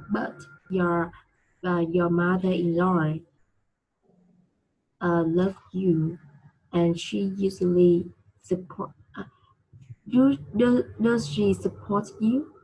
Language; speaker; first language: English; non-native, learner; Vietnamese